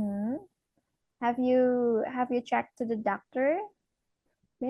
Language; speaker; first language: English; non-native, fluent; Indonesian